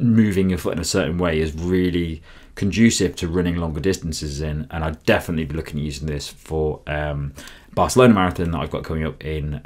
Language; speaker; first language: English; native; English